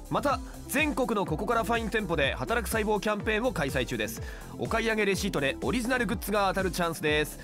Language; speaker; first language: Japanese; native; Japanese